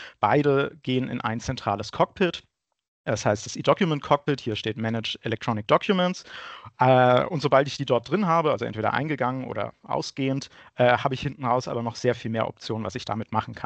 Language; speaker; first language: German; native; German